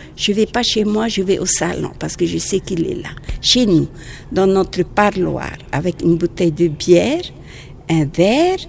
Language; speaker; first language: French; non-native, local second language; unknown